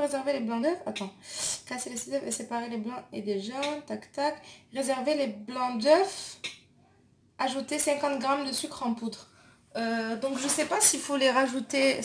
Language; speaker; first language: French; non-native, local second language; Arabic